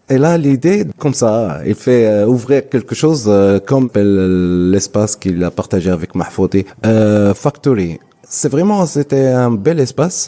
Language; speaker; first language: French; non-native, local second language; Arabic